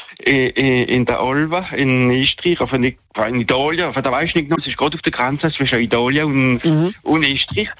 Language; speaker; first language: German; non-native, local second language; French